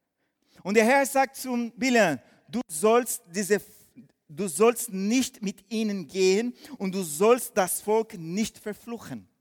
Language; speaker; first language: German; non-native, fluent; Portuguese